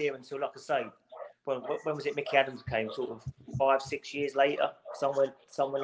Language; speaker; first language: English; native; English